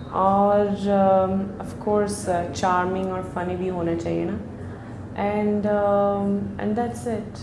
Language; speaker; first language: Hindi; non-native, learner; Swedish